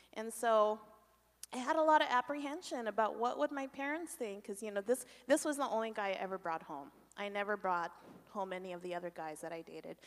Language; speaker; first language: English; native; English